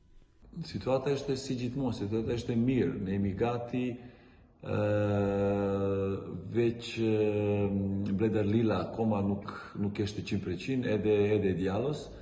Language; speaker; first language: Albanian; non-native, learner; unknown